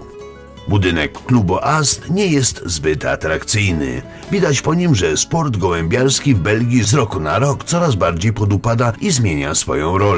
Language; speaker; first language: Polish; native; Polish